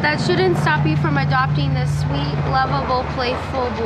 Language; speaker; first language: English; native; English